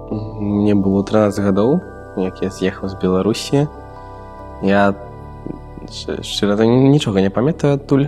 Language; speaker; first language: Belarusian; non-native, local second language; Russian